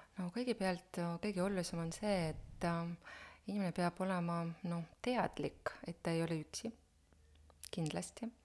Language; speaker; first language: Estonian; non-native, local second language; Russian